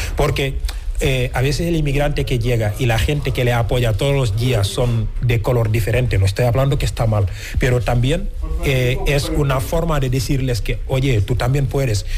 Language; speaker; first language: Spanish; non-native, fluent; Wolof